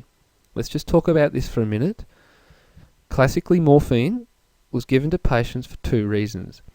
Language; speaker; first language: English; native; English